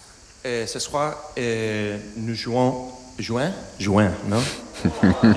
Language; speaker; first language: French; non-native, learner; English